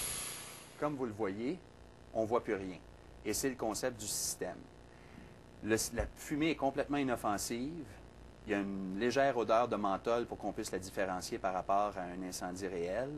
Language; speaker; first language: French; native; French